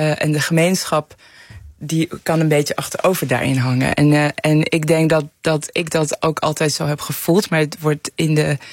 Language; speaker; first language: Dutch; early bilingual, other home language; Persian